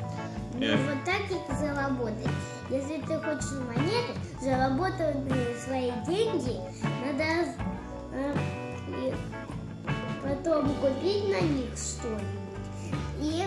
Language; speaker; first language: Russian; early bilingual, heritage; Russian